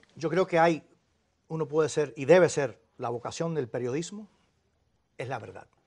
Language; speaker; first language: Spanish; early bilingual, heritage; Spanish